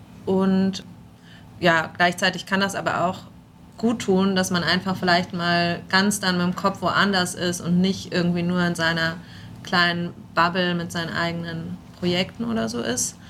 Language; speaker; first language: German; native; German